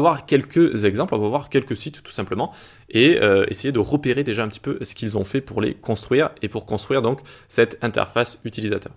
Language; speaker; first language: French; native; French